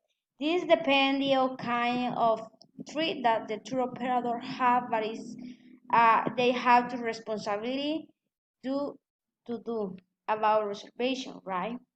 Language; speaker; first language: English; non-native, learner; Spanish